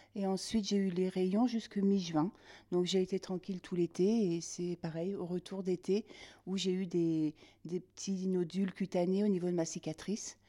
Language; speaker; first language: French; native; French